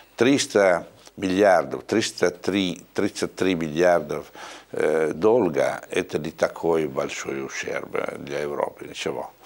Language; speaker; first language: Russian; non-native, fluent; Italian